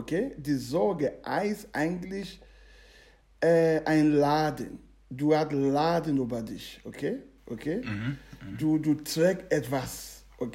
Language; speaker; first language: German; non-native, learner; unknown